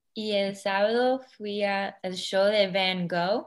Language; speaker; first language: Spanish; early bilingual, heritage; English